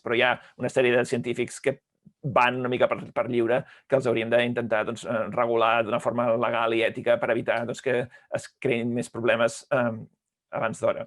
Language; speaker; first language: Catalan; native; Catalan